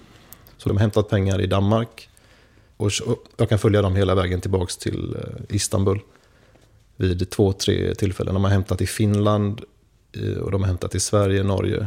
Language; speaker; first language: Swedish; native; Swedish